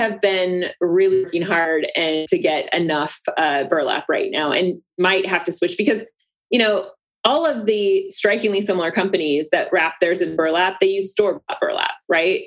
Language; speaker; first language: English; native; English